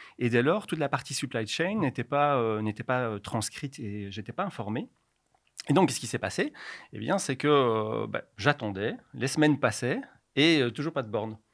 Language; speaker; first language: French; native; French